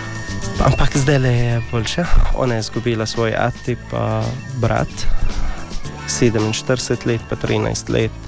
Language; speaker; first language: Slovenian; non-native, learner; Arabic